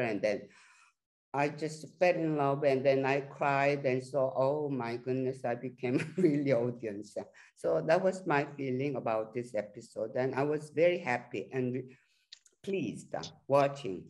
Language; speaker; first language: English; non-native, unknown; Korean